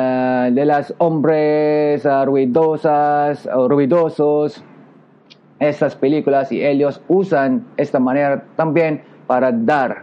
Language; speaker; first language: Spanish; non-native, learner; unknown